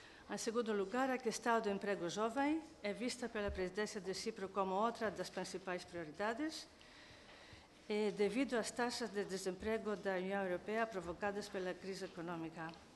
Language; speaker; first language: Portuguese; non-native, learner; Greek